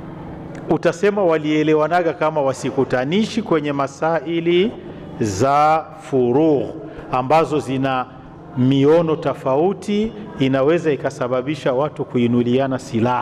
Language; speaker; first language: Swahili; non-native, local second language; Rundi